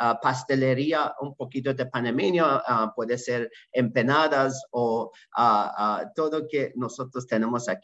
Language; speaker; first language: Spanish; non-native, learner; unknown